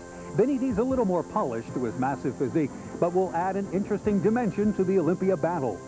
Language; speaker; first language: English; native; English